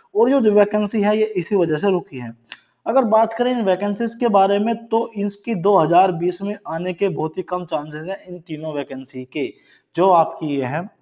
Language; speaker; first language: Hindi; native; Hindi